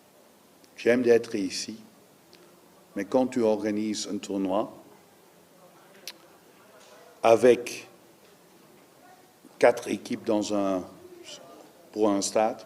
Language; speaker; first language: French; non-native, learner; Dutch